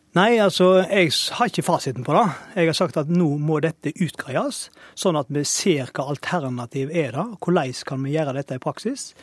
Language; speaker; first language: Norwegian; native; Norwegian